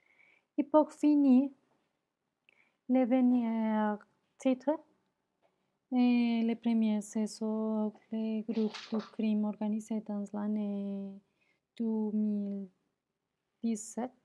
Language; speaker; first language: French; non-native, learner; Spanish